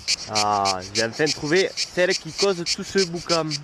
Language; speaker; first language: French; native; French